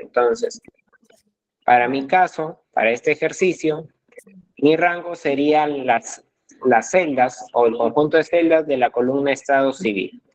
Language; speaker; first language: Spanish; native; Spanish